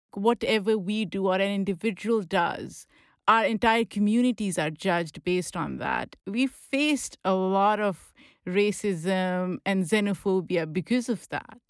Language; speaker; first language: English; non-native, local second language; Pashto